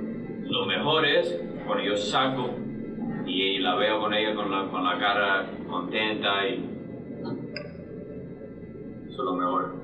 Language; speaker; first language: Spanish; early bilingual, heritage; Spanish